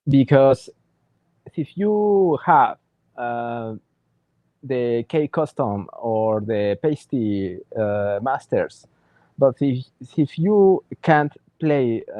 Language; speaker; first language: English; non-native, learner; Spanish